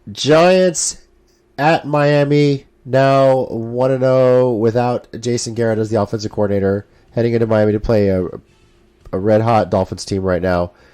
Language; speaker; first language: English; native; English